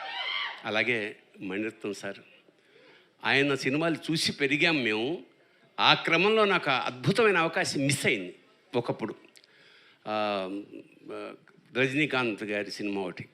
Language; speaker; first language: Telugu; native; Telugu